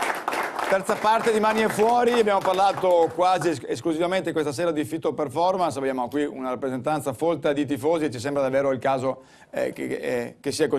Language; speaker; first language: Italian; native; Italian